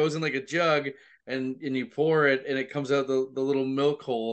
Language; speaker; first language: English; native; English